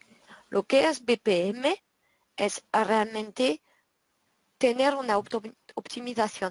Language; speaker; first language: Spanish; non-native, fluent; French